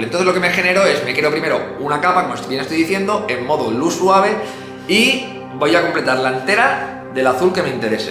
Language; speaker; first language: Spanish; native; Spanish